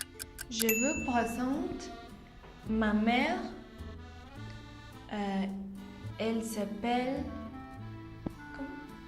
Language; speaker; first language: French; non-native, learner; Spanish